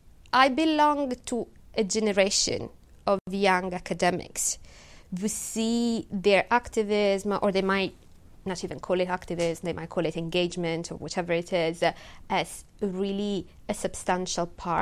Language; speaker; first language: English; non-native, fluent; Italian